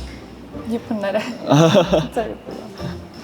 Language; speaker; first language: Korean; non-native, learner; Spanish